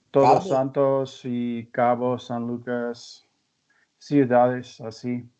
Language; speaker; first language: Spanish; non-native, learner; English